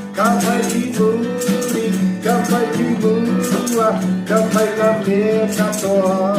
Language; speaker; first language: Māori; non-native, local second language; English